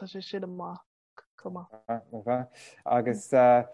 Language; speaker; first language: Irish; non-native, local second language; English